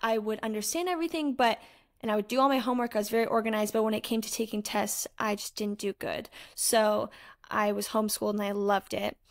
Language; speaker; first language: English; native; English